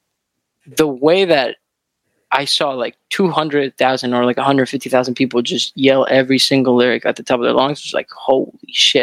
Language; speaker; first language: English; non-native, fluent; Spanish